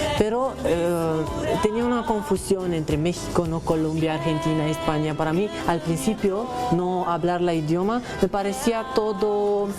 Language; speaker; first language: Spanish; non-native, fluent; Romanian